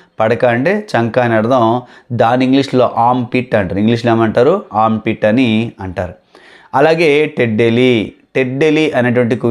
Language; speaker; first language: Telugu; non-native, local second language; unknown